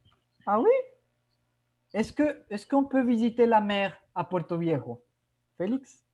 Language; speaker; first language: French; non-native, fluent; Spanish